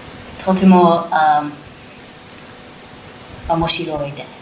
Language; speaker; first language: Japanese; non-native, learner; English